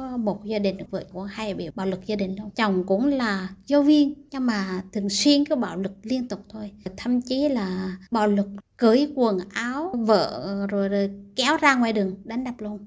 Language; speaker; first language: Vietnamese; non-native, local second language; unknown